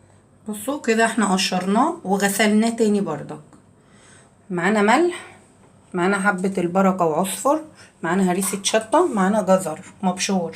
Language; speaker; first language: Arabic; native; Arabic